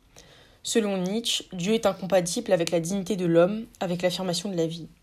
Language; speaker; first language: French; native; French